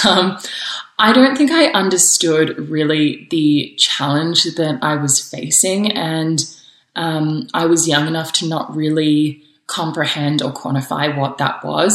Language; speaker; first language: English; native; English